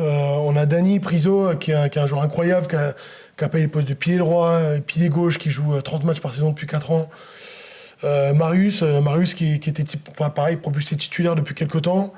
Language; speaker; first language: French; native; French